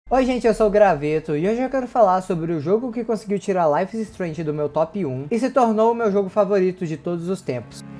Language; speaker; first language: Portuguese; native; Portuguese